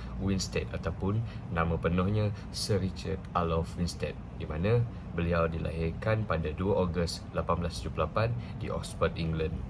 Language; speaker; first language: Malay; non-native, local second language; Iban